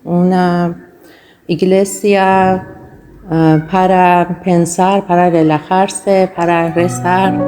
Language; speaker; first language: Spanish; non-native, learner; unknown